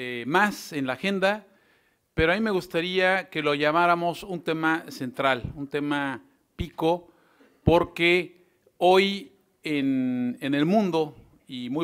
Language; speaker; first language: Spanish; native; Spanish